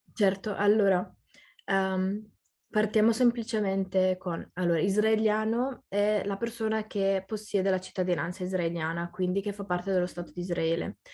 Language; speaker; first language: Italian; early bilingual, other home language; Arabic